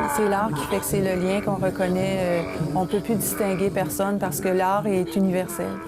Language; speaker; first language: French; native; French